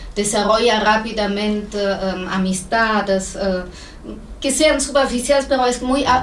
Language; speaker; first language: Spanish; non-native, fluent; German